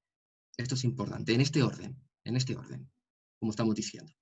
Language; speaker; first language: Spanish; native; Spanish